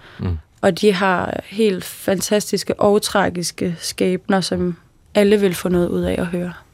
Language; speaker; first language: Danish; early bilingual, other home language; Persian